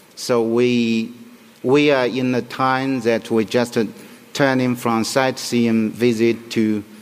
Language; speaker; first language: English; non-native, fluent; Chinese